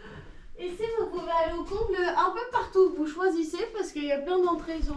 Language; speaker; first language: French; native; French